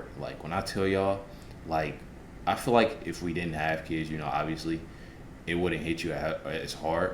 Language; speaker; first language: English; native; English